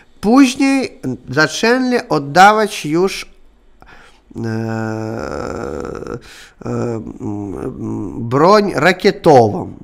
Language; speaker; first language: Polish; non-native, learner; Russian